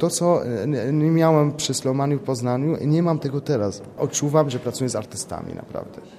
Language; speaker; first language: Polish; non-native, fluent; French